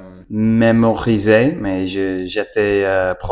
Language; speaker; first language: French; non-native, learner; English